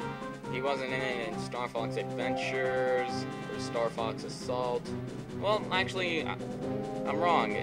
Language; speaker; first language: English; native; English